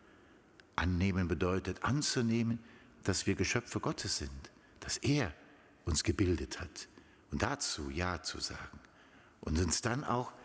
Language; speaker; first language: German; native; German